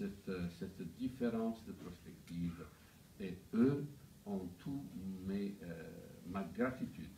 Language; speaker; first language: French; non-native, fluent; Italian